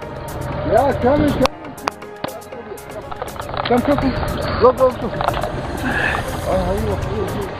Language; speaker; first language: English; non-native, learner; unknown